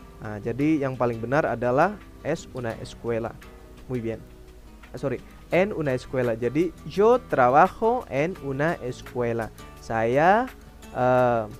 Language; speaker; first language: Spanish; non-native, fluent; Indonesian